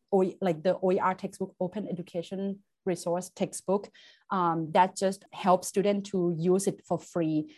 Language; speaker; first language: English; non-native, fluent; Thai